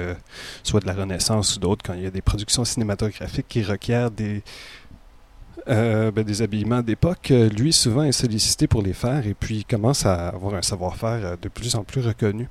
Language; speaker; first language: French; native; French